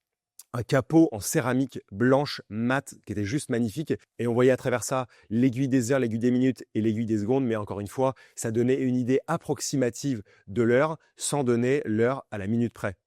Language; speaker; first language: French; native; French